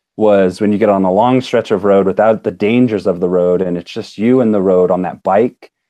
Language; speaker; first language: English; native; English